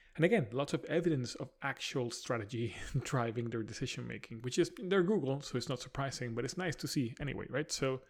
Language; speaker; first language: English; non-native, fluent; Spanish